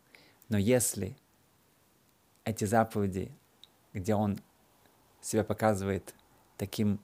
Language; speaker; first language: Russian; native; Russian